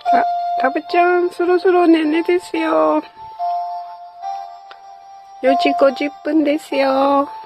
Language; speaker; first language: Japanese; native; Japanese